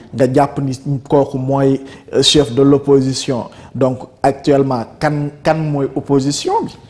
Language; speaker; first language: Wolof; native; Wolof